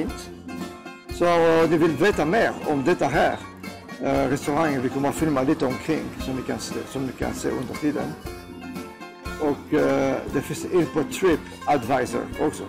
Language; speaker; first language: Swedish; non-native, fluent; Greek